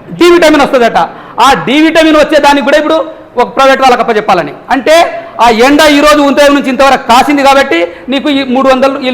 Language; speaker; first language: Telugu; non-native, local second language; Lambadi